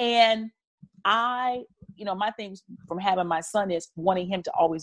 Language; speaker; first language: English; native; English